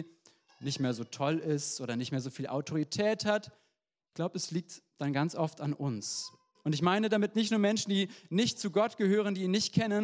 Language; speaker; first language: German; native; German